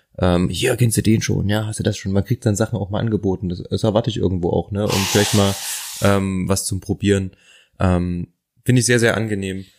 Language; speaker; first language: German; native; German